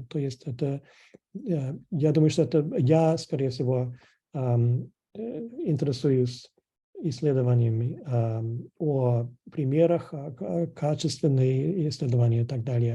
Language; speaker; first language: Russian; non-native, fluent; English